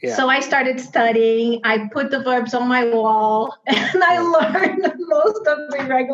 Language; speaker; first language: English; non-native, fluent; Portuguese